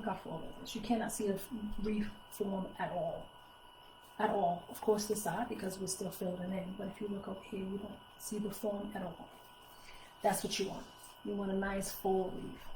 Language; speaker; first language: English; native; English